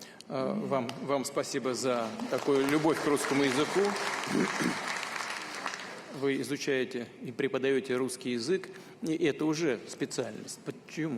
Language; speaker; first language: Russian; native; Russian